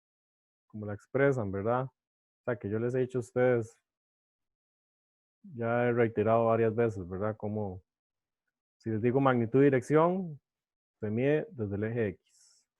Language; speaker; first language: Spanish; native; Spanish